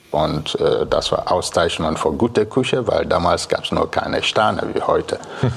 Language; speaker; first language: German; non-native, fluent; Igbo